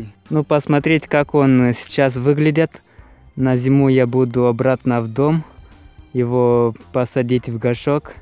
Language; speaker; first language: Russian; non-native, fluent; Romanian